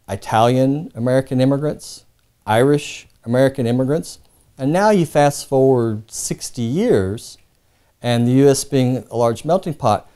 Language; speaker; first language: English; non-native, fluent; Spanish